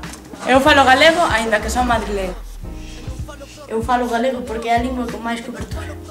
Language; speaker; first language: Galician; non-native, local second language; Spanish